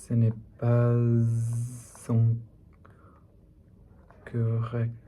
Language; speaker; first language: French; non-native, learner; English